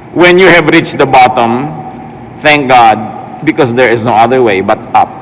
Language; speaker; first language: English; non-native, local second language; Filipino